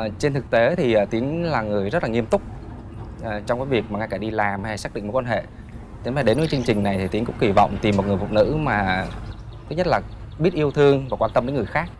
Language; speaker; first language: Vietnamese; native; Vietnamese